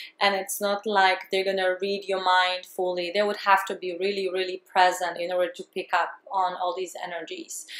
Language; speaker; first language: English; non-native, fluent; Polish